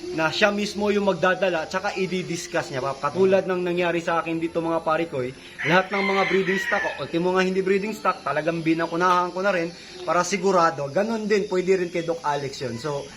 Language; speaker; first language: Filipino; native; Filipino